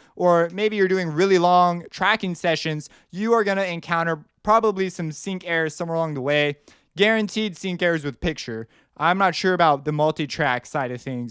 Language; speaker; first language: English; native; English